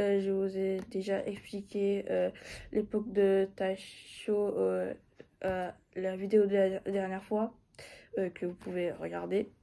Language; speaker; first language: French; non-native, fluent; Japanese